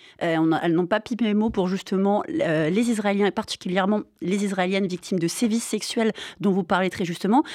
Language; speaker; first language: French; native; French